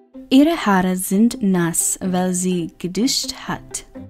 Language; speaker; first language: German; non-native, fluent; English